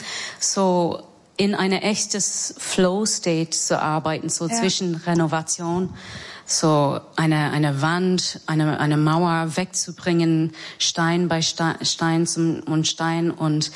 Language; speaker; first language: German; non-native, learner; English